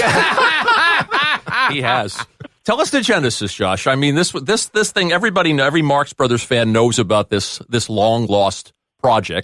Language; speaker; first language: English; native; English